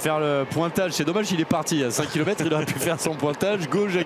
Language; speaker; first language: French; native; French